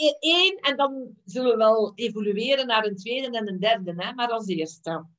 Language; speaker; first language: Dutch; native; Dutch